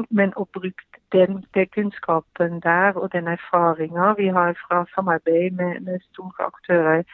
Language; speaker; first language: Norwegian; non-native, fluent; Dutch